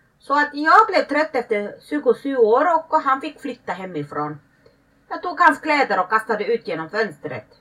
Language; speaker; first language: Swedish; early bilingual, other home language; Finnish